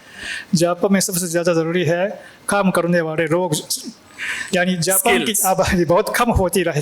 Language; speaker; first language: Hindi; non-native, fluent; Japanese